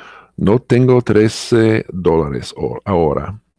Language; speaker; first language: Spanish; non-native, learner; English